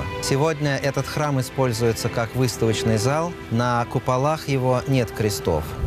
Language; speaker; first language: Russian; native; Russian